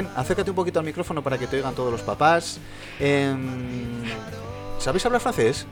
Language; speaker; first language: Spanish; native; Spanish